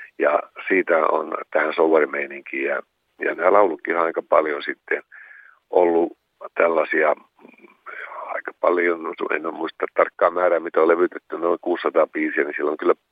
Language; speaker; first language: Finnish; native; Finnish